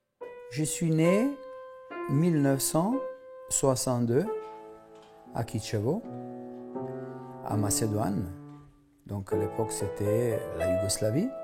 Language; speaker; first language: French; non-native, fluent; Macedonian